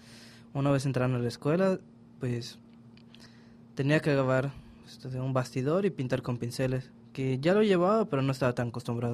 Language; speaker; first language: Spanish; native; Spanish